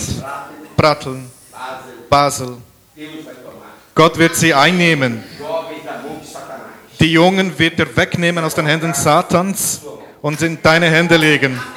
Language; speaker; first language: German; non-native, learner; Portuguese